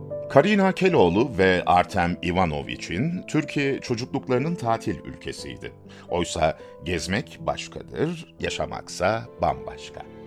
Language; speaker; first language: Turkish; native; Turkish